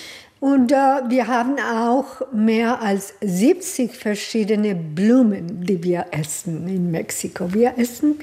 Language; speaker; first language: German; non-native, fluent; Spanish